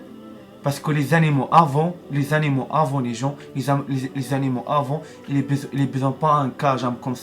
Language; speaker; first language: French; non-native, learner; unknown